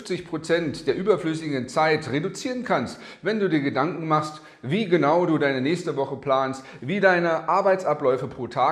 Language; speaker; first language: German; native; German